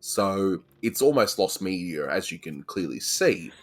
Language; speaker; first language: English; native; English